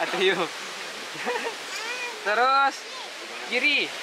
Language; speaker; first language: Indonesian; native; Indonesian